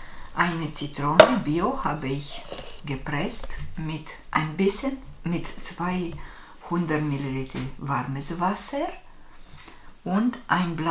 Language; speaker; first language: German; non-native, fluent; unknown